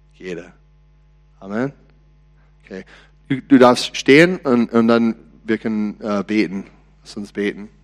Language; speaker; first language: German; non-native, learner; English